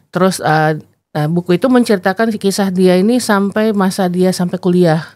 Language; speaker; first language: Indonesian; native; Indonesian